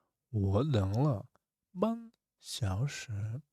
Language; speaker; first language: Chinese; non-native, fluent; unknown